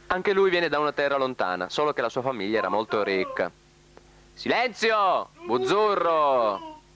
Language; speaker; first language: Italian; native; Italian